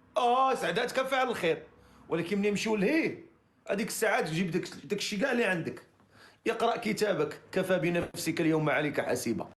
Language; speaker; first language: Arabic; native; Arabic